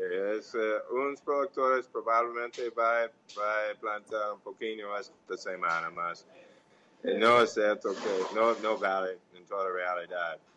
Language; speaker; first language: Portuguese; non-native, fluent; English